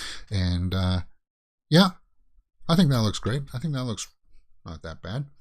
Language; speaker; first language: English; native; English